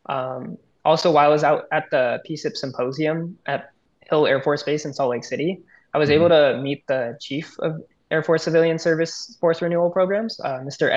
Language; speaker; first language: English; native; English